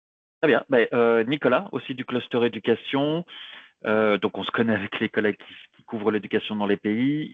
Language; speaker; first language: French; native; French